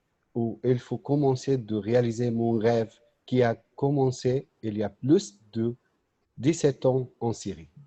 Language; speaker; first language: French; non-native, fluent; Arabic